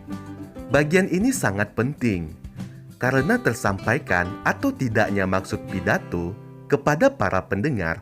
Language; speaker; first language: Indonesian; native; Indonesian